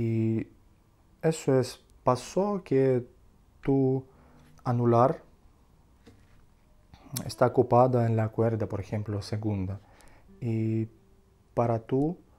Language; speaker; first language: Spanish; non-native, learner; Russian